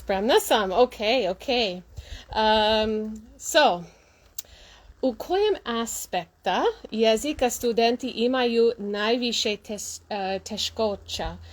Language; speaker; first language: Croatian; non-native, learner; English